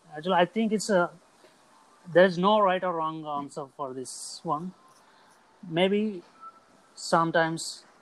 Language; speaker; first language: English; non-native, local second language; Telugu